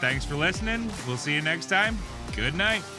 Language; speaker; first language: English; native; English